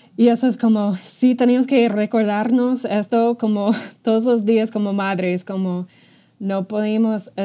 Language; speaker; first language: Spanish; non-native, fluent; English